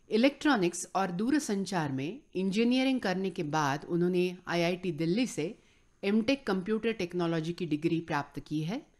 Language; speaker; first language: Hindi; non-native, local second language; Marathi